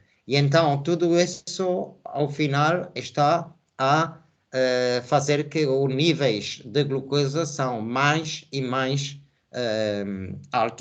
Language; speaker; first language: Portuguese; non-native, fluent; Spanish